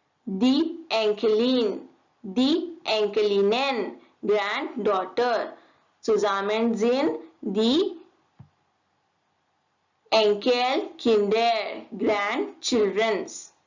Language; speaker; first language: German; non-native, learner; Hindi